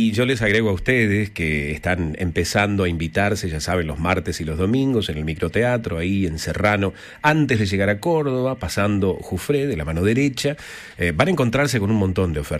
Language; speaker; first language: Spanish; native; Spanish